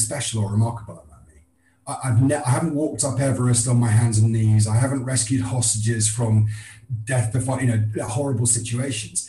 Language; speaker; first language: English; native; English